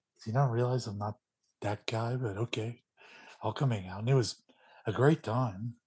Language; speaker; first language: English; native; English